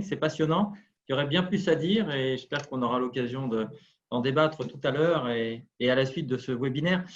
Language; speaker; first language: French; native; French